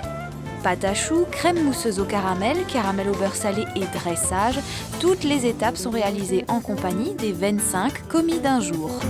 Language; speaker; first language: French; native; French